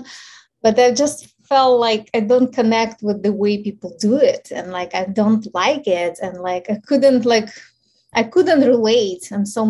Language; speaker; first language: English; non-native, fluent; Ukrainian